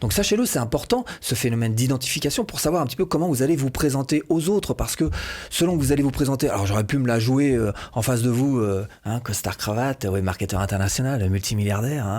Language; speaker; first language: French; native; French